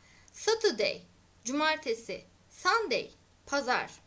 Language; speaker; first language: English; non-native, fluent; Turkish